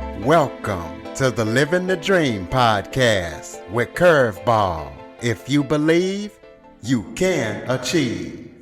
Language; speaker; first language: English; native; English